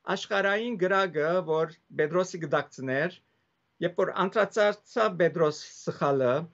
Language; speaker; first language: Armenian; early bilingual, heritage; Armenian